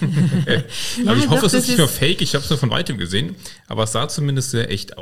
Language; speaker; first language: German; native; German